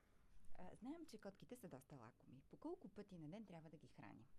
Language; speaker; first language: Bulgarian; native; Bulgarian